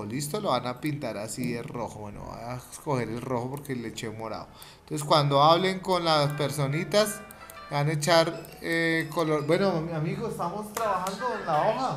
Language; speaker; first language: Spanish; native; Spanish